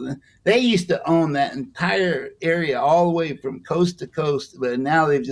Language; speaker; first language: English; native; English